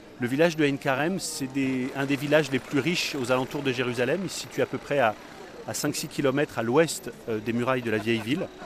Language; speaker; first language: French; native; French